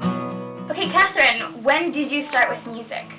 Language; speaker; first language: English; native; English